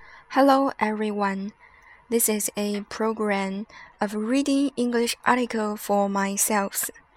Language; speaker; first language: English; non-native, fluent; Chinese